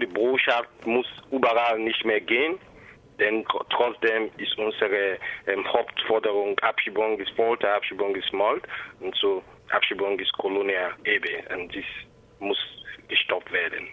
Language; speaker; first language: German; non-native, fluent; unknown